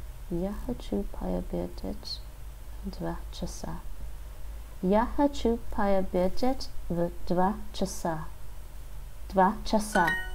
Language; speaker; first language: Russian; non-native, learner; English